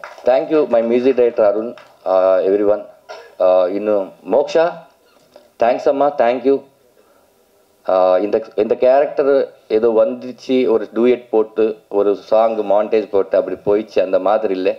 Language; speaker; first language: Tamil; non-native, learner; Telugu